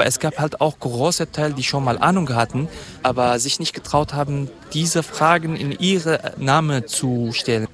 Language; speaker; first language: German; non-native, fluent; Kurdish